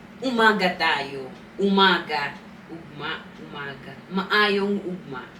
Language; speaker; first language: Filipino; non-native, fluent; Swahili